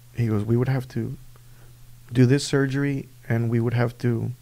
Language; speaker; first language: English; early bilingual, other home language; Spanish